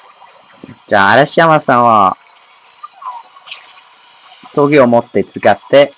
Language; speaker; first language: Japanese; non-native, learner; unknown